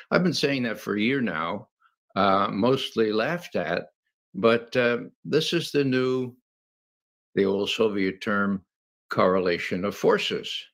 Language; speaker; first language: English; native; English